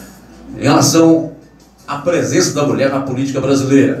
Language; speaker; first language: Portuguese; native; Portuguese